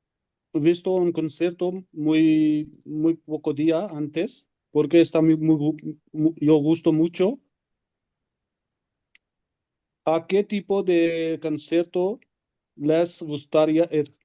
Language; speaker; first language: Spanish; non-native, learner; Urdu